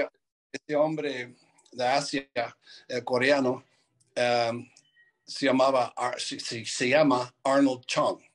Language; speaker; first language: Spanish; non-native, fluent; English